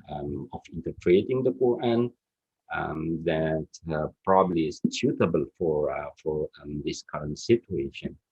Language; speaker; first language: English; non-native, fluent; Indonesian